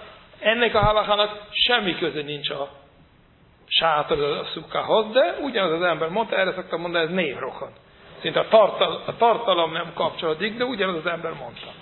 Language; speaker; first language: Hungarian; non-native, fluent; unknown